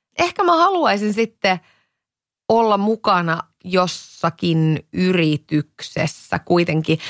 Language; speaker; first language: Finnish; native; Finnish